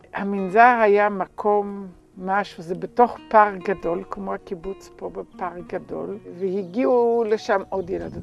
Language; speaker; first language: Hebrew; non-native, fluent; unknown